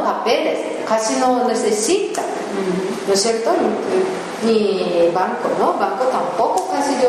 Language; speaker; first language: Spanish; non-native, learner; Japanese